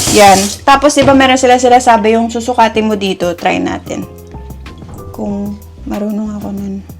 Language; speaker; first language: Filipino; native; Filipino